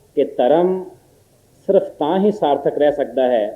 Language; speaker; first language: Hindi; non-native, local second language; Punjabi